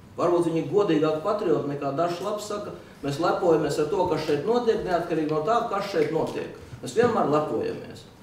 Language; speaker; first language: Latvian; non-native, local second language; Russian